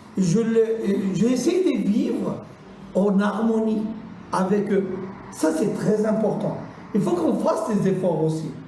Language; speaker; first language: French; non-native, learner; Kurdish